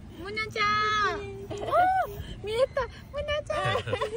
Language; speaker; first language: Japanese; non-native, learner; Nepali